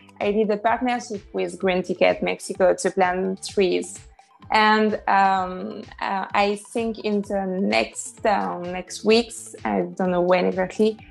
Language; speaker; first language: English; non-native, fluent; French